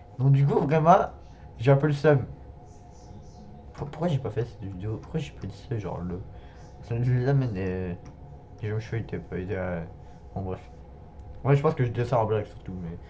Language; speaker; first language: French; native; French